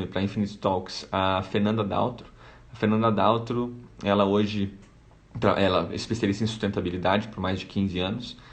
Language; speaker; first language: Portuguese; native; Portuguese